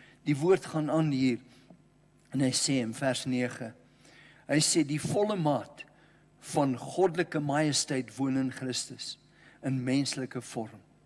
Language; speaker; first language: Afrikaans; non-native, local second language; English